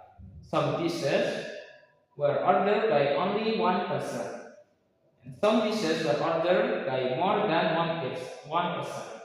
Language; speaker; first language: English; non-native, learner; Indonesian